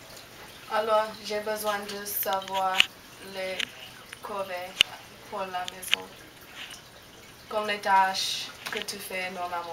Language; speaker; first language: French; non-native, learner; English